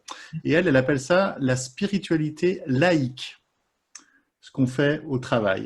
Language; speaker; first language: French; native; French